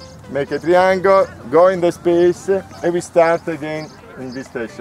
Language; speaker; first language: English; non-native, learner; Italian